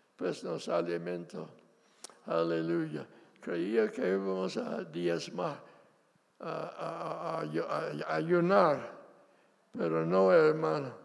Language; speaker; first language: Spanish; non-native, fluent; English